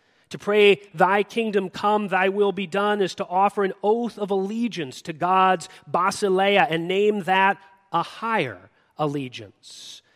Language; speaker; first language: English; native; English